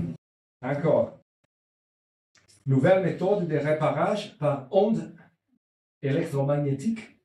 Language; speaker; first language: French; non-native, learner; Italian